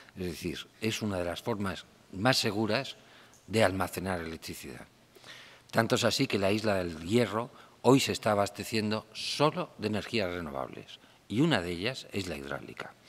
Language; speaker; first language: Spanish; native; Spanish